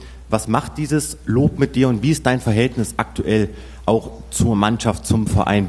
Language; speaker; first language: German; native; German